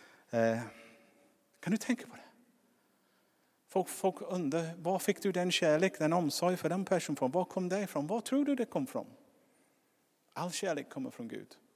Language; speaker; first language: Swedish; non-native, fluent; English